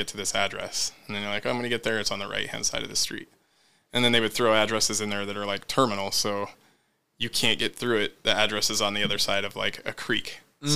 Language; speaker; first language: English; native; English